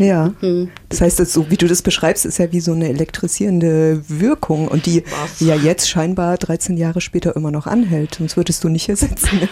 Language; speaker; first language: German; native; German